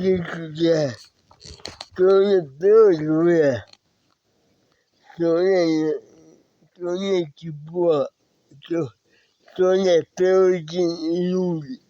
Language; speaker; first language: Russian; non-native, local second language; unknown